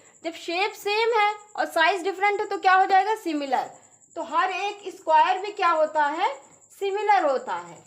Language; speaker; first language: Hindi; native; Hindi